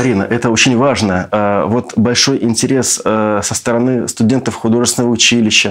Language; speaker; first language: Russian; native; Russian